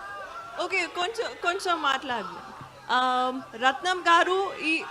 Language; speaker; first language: Telugu; non-native, learner; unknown